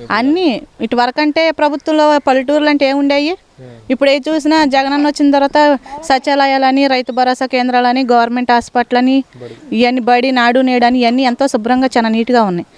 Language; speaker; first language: Telugu; native; Telugu